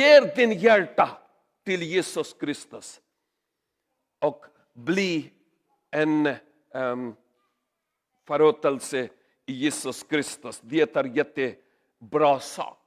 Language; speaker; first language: Swedish; non-native, learner; Urdu